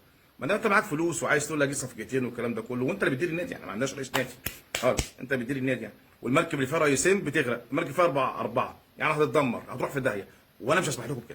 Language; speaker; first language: Arabic; native; Arabic